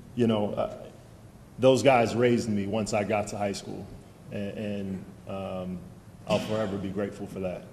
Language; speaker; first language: English; native; English